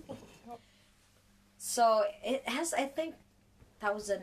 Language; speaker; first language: English; non-native, local second language; Cebuano